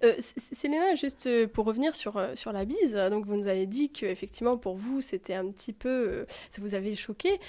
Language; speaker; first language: French; native; French